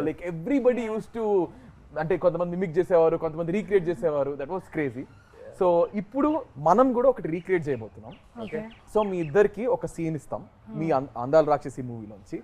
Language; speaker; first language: Telugu; native; Telugu